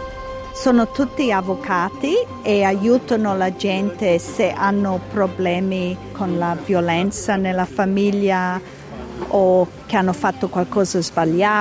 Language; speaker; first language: Italian; early bilingual, heritage; Italian